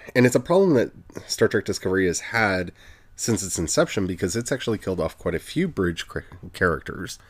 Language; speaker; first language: English; native; English